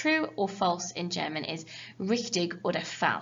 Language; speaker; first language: German; non-native, fluent; English